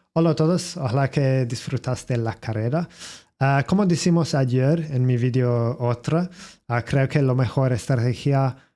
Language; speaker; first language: Spanish; non-native, learner; English